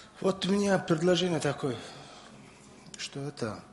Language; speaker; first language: Russian; non-native, learner; Mongolian